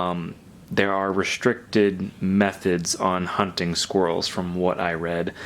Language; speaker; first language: English; native; English